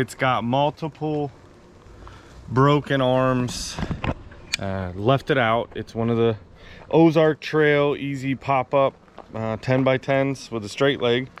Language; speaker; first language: English; native; English